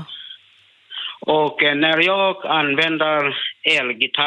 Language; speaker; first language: Swedish; non-native, learner; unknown